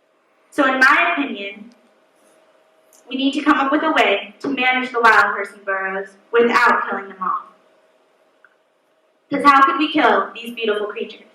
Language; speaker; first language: English; native; English